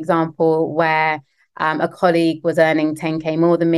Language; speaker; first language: English; native; English